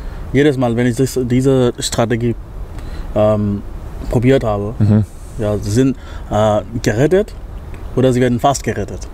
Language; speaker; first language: German; non-native, fluent; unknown